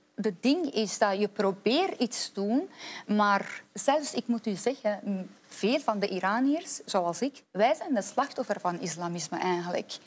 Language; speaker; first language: Dutch; non-native, fluent; Persian